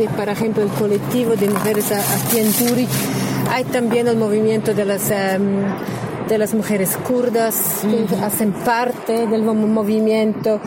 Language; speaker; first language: Spanish; non-native, learner; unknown